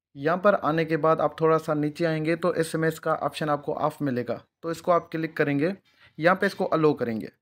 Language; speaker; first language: Urdu; non-native, local second language; Sindhi